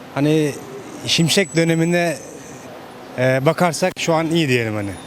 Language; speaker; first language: Turkish; native; Turkish